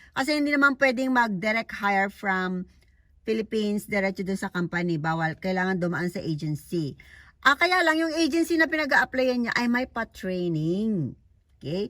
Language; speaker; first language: Filipino; non-native, local second language; Cebuano